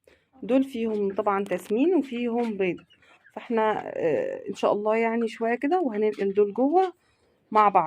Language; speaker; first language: Arabic; native; Arabic